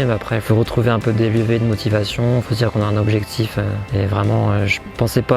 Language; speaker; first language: French; native; French